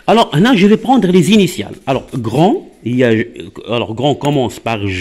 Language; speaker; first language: French; non-native, local second language; Arabic